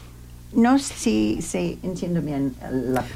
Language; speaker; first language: Spanish; non-native, learner; English